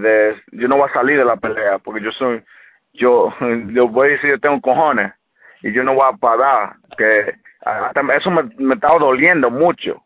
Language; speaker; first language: Spanish; early bilingual, heritage; English